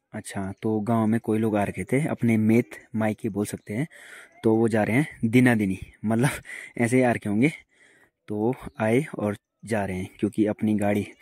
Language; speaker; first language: Hindi; non-native, local second language; Garhwali